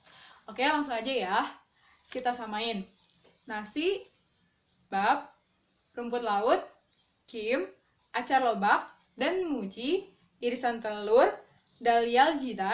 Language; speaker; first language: Indonesian; native; Indonesian